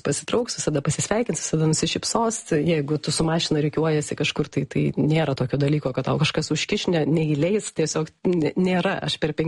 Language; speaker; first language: Lithuanian; native; Lithuanian